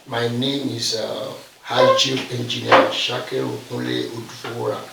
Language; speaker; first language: English; non-native, local second language; Yoruba